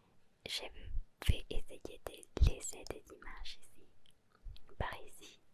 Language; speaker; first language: French; non-native, learner; Spanish